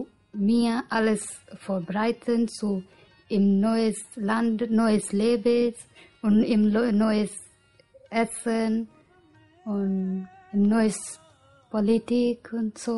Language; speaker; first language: German; non-native, learner; Punjabi